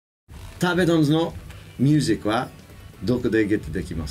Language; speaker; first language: Japanese; non-native, fluent; English